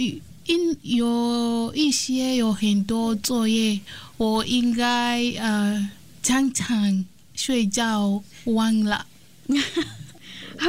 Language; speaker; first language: Chinese; non-native, learner; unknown